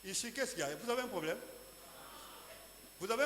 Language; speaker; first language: French; non-native, local second language; Lingala